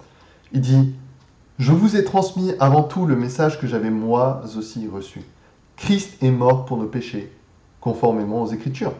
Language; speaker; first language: French; native; French